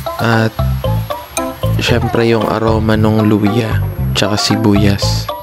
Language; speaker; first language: Filipino; non-native, local second language; Bikol